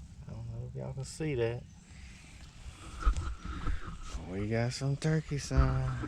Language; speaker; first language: English; native; English